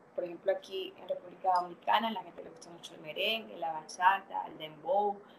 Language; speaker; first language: Spanish; native; Spanish